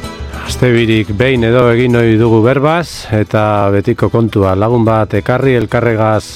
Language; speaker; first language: Basque; native; Basque